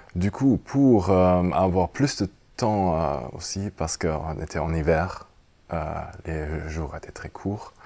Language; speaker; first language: French; non-native, fluent; German